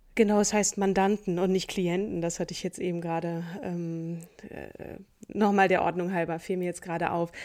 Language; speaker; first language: German; native; German